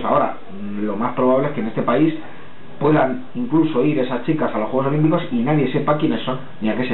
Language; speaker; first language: Spanish; native; Spanish